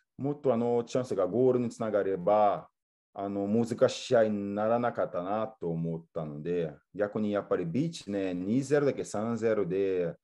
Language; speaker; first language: Japanese; non-native, fluent; Portuguese